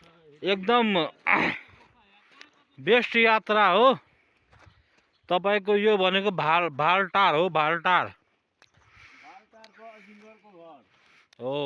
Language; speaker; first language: Nepali; non-native, local second language; Maithili